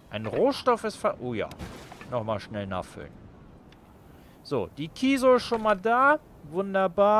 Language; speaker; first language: German; native; German